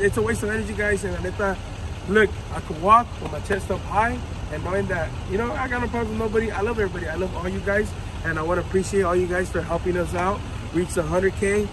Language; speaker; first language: English; early bilingual, other home language; Spanish